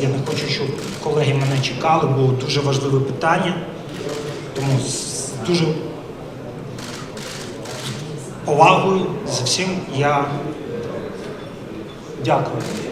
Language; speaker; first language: Ukrainian; non-native, local second language; Russian